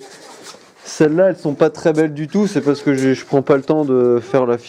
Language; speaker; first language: French; native; French